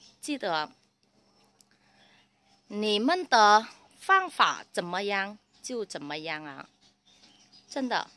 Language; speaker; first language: Chinese; non-native, fluent; Vietnamese